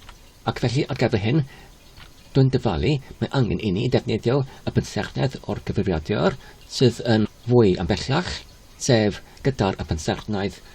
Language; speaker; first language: Welsh; non-native, learner; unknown